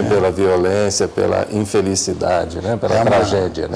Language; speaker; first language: Portuguese; native; Portuguese